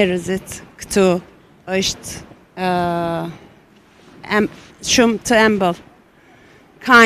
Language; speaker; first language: Albanian; non-native, learner; Turkish